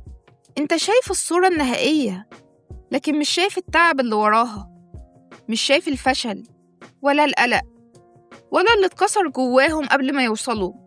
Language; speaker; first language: Arabic; native; Arabic